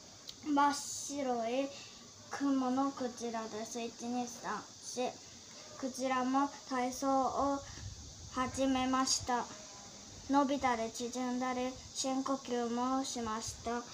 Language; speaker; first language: Japanese; early bilingual, heritage; Korean